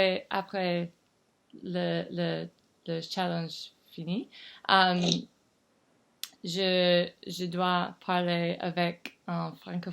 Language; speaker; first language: French; non-native, learner; English